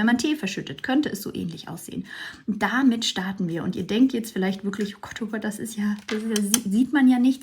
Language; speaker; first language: German; native; German